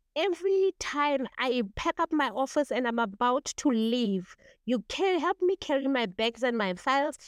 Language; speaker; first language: English; non-native, local second language; Tswana